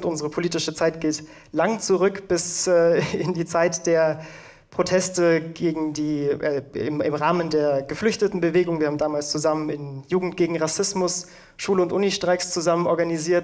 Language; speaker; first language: German; native; German